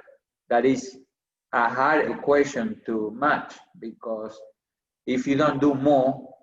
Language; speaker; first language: English; non-native, fluent; Spanish